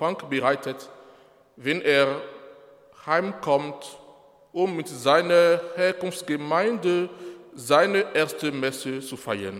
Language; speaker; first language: German; non-native, fluent; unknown